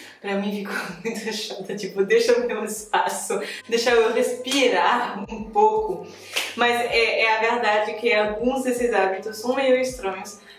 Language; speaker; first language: Portuguese; non-native, fluent; French